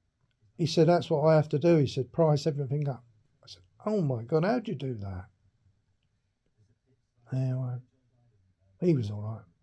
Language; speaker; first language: English; native; English